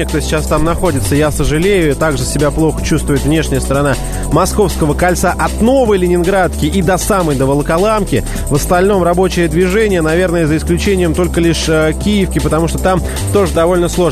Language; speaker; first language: Russian; native; Russian